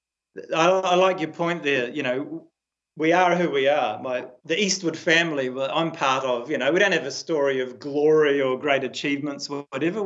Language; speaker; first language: English; native; English